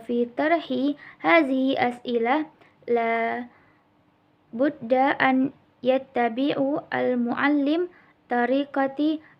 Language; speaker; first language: Arabic; non-native, learner; Indonesian